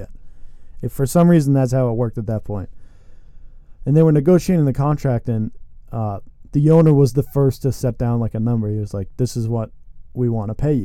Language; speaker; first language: English; native; English